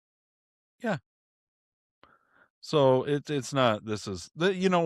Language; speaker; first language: English; native; English